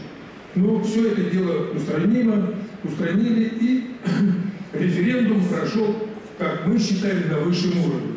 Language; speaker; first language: Russian; native; Russian